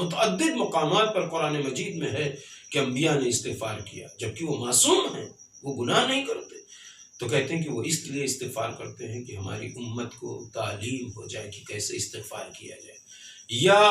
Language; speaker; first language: Urdu; native; Urdu